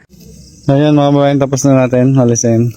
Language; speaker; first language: Filipino; native; Filipino